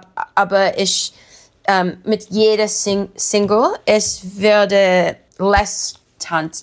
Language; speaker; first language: German; non-native, learner; English